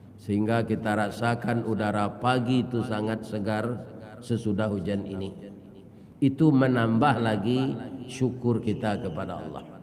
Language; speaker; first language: Malay; non-native, local second language; Minangkabau